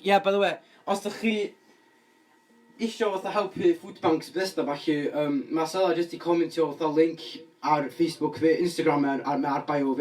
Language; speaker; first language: Welsh; native; Welsh